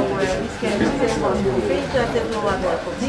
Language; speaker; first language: Danish; non-native, fluent; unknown